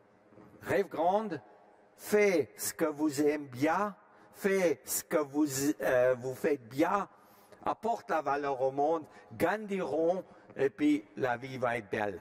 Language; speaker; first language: French; non-native, fluent; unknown